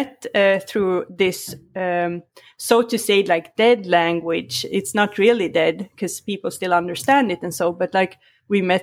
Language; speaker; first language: English; non-native, fluent; Swedish